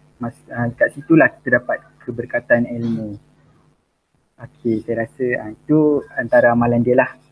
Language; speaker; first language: Malay; native; Malay